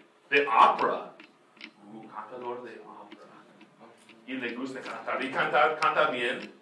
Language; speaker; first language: Spanish; non-native, fluent; English